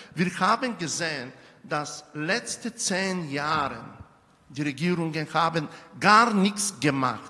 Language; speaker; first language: German; non-native, fluent; Bulgarian